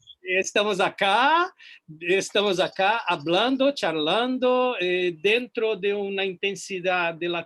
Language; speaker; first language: Spanish; non-native, fluent; Portuguese